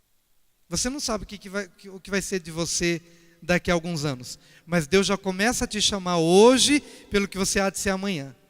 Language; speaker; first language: Portuguese; native; Portuguese